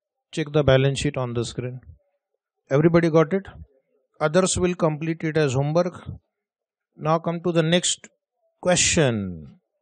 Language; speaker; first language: English; non-native, local second language; Hindi